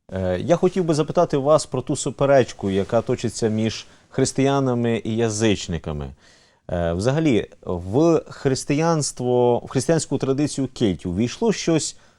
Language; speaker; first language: Ukrainian; native; Ukrainian